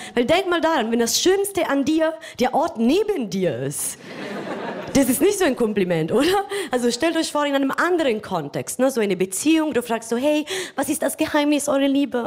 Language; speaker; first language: German; non-native, fluent; Italian